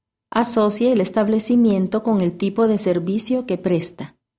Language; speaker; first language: Spanish; native; Spanish